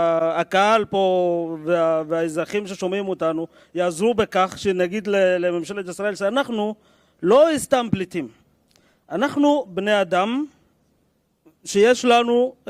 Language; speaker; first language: Hebrew; non-native, fluent; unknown